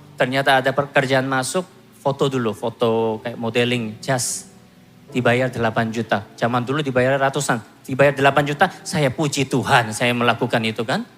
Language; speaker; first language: Indonesian; non-native, fluent; Korean